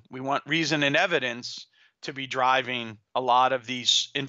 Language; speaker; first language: English; native; English